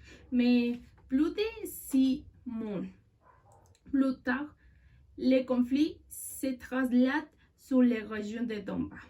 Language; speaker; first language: French; non-native, learner; Spanish